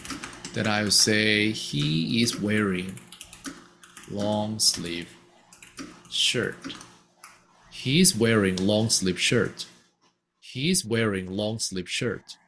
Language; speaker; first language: English; non-native, fluent; Korean